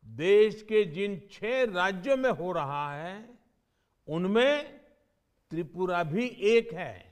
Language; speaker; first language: Hindi; non-native, local second language; Gujarati